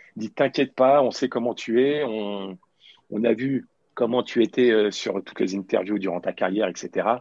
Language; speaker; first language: French; native; French